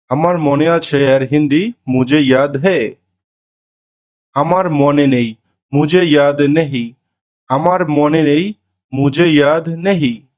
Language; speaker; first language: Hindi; non-native, local second language; Bangla